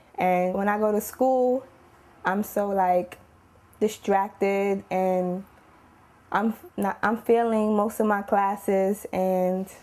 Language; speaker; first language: English; native; English